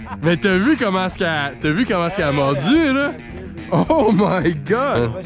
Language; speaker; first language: French; native; French